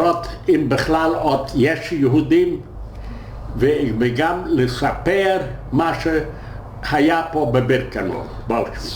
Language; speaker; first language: Hebrew; non-native, fluent; Yiddish